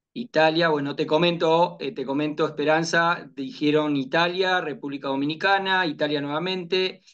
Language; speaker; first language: Spanish; native; Spanish